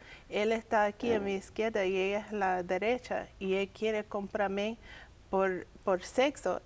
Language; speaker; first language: Spanish; early bilingual, heritage; English